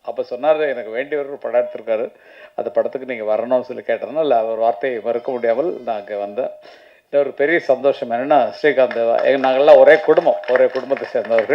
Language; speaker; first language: Tamil; native; Tamil